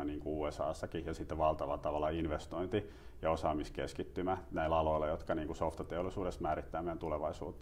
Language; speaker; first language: Finnish; native; Finnish